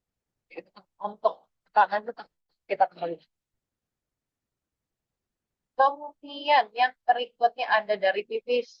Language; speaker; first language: Indonesian; native; Indonesian